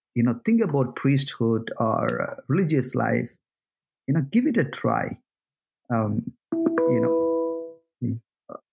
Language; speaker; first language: English; non-native, local second language; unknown